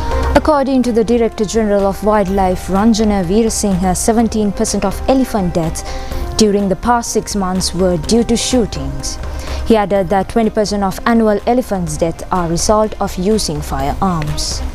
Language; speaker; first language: English; non-native, local second language; Sinhala